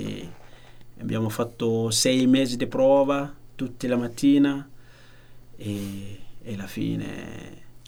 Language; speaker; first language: Italian; non-native, learner; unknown